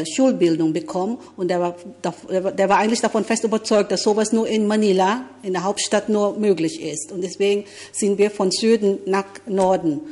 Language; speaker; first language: German; non-native, fluent; Filipino